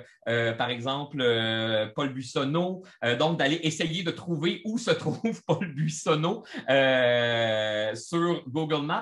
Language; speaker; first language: French; native; French